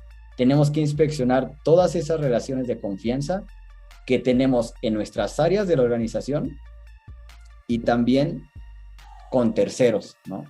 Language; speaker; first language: Spanish; native; Spanish